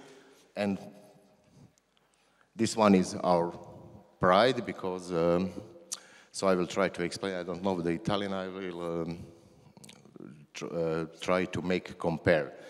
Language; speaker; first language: English; non-native, learner; Croatian